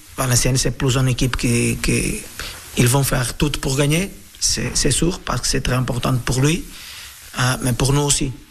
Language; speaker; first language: French; non-native, fluent; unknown